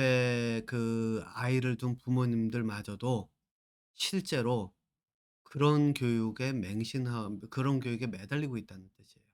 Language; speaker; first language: Korean; native; Korean